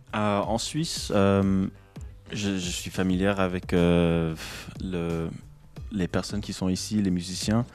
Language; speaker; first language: French; non-native, local second language; English